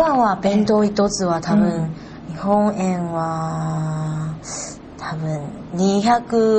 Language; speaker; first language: Japanese; non-native, learner; Chinese